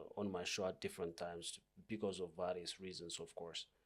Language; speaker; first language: English; non-native, local second language; Amharic